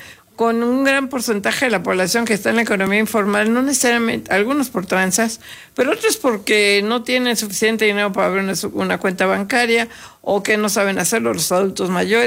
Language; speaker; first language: Spanish; native; Spanish